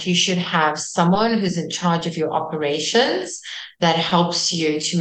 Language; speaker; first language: English; non-native, local second language; Afrikaans